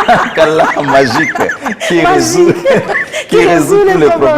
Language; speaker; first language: French; non-native, fluent; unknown